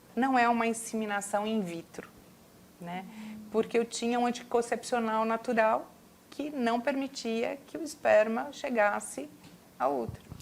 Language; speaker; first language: Portuguese; native; Portuguese